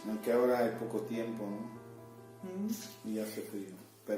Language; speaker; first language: Spanish; non-native, fluent; Polish